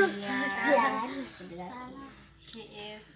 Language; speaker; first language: English; non-native, learner; Indonesian